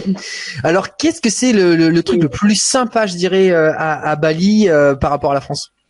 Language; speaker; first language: French; native; French